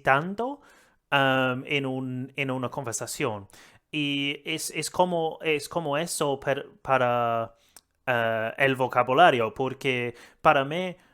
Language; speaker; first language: Spanish; non-native, learner; English